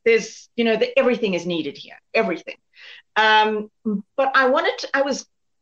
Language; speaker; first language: English; native; English